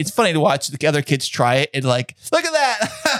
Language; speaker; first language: English; native; English